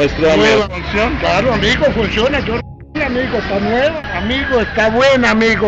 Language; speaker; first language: Spanish; native; Spanish